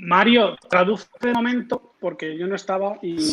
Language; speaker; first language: Spanish; native; Spanish